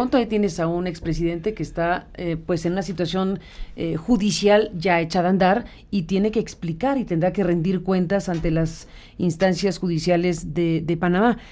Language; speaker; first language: Spanish; native; Spanish